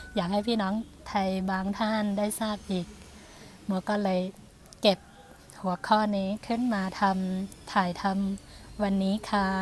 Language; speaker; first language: Thai; non-native, fluent; Burmese